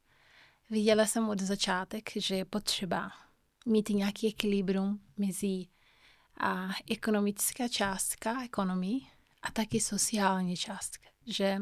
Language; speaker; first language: Czech; non-native, fluent; Kabuverdianu